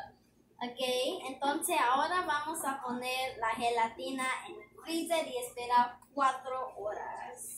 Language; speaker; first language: Spanish; early bilingual, heritage; Spanish